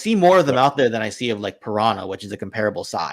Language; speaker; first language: English; native; English